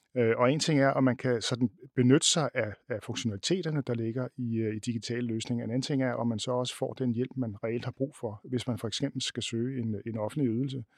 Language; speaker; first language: Danish; native; Danish